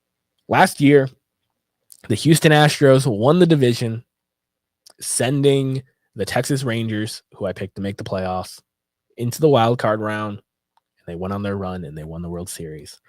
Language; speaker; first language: English; native; English